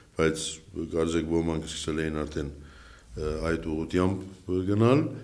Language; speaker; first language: Armenian; early bilingual, heritage; Armenian